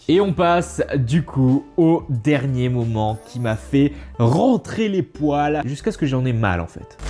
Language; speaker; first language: French; native; French